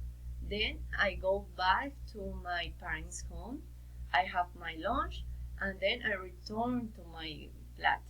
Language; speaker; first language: English; non-native, learner; Spanish